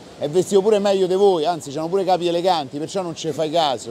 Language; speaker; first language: Italian; native; Italian